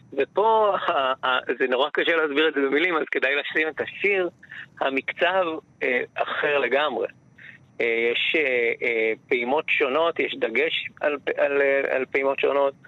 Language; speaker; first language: Hebrew; native; Hebrew